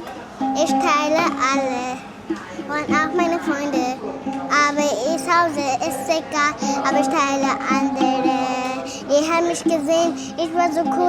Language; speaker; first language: German; early bilingual, heritage; Amharic